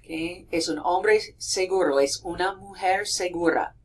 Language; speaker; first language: Spanish; non-native, fluent; English